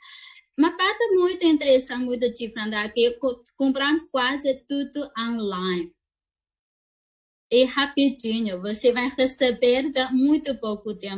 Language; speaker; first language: Portuguese; non-native, fluent; Chinese